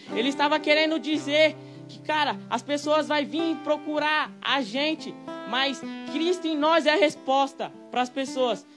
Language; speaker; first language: Portuguese; native; Portuguese